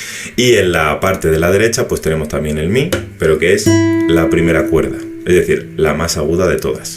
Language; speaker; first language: Spanish; native; Spanish